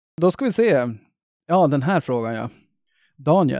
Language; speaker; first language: Swedish; native; Swedish